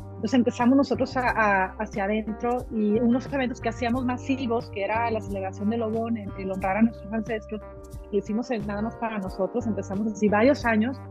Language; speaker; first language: Spanish; native; Spanish